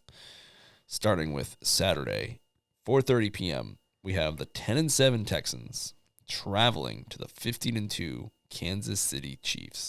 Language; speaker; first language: English; native; English